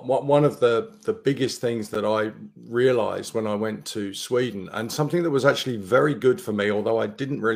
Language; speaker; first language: English; native; English